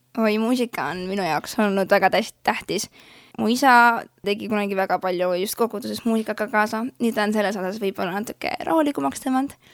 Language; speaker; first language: Estonian; native; Estonian